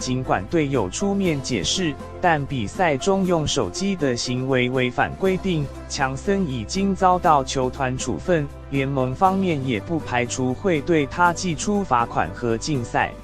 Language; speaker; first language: Chinese; native; Chinese